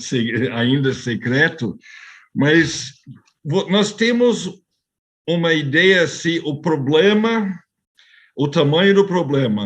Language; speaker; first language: Portuguese; non-native, fluent; English